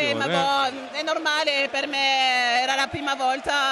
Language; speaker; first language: Italian; non-native, learner; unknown